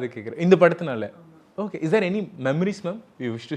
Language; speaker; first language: Tamil; native; Tamil